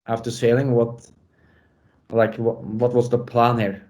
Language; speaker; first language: English; non-native, fluent; Norwegian